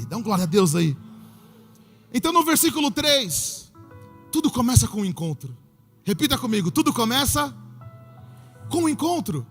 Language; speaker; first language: Portuguese; native; Portuguese